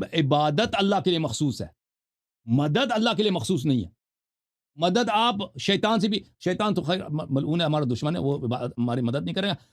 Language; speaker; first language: Urdu; non-native, fluent; Persian